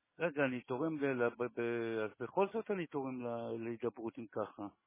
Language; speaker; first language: Hebrew; native; Hebrew